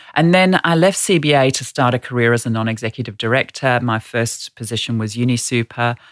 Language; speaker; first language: English; native; English